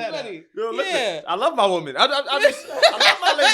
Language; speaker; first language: English; native; English